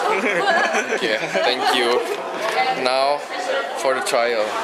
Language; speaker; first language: English; non-native, fluent; Indonesian